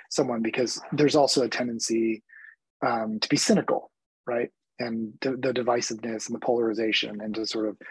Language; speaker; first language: English; early bilingual, other home language; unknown